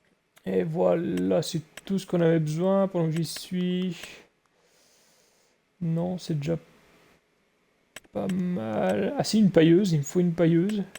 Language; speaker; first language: French; native; French